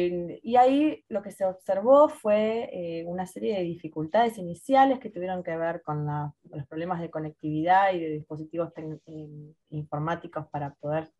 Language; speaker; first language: Spanish; native; Spanish